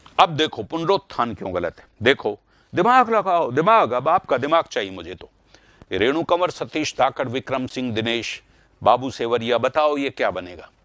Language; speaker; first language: Hindi; native; Hindi